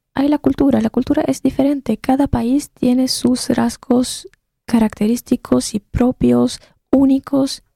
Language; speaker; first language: Spanish; non-native, fluent; Arabic